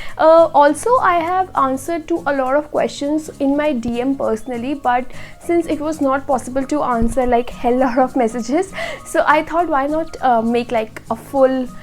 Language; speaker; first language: English; non-native, local second language; Hindi